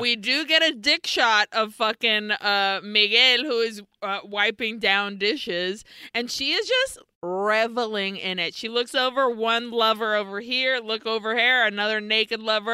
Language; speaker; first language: English; early bilingual, other home language; Spanish